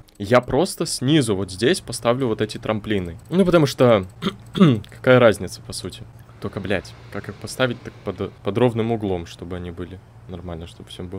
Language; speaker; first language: Russian; native; Russian